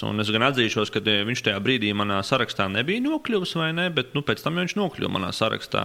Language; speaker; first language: Latvian; native; Latvian